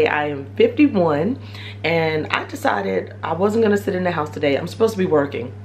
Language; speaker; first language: English; native; English